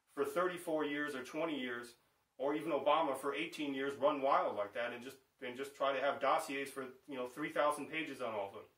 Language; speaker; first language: English; native; English